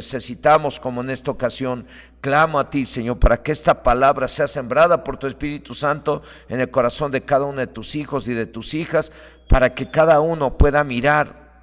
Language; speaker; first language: Spanish; native; Spanish